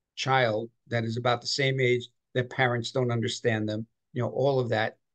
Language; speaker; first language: English; native; English